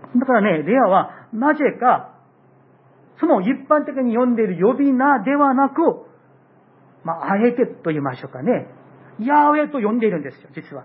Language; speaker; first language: Japanese; non-native, fluent; Korean